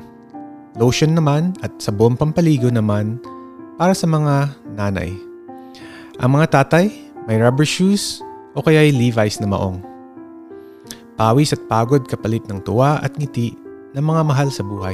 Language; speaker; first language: English; non-native, local second language; Filipino